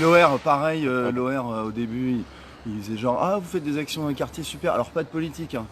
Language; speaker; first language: French; native; French